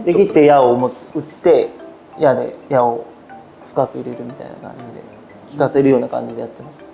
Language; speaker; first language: Japanese; native; Japanese